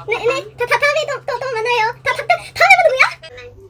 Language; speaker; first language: Korean; non-native, learner; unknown